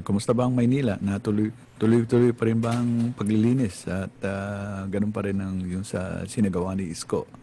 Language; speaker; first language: Filipino; native; Filipino